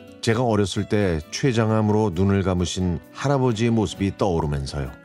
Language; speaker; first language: Korean; native; Korean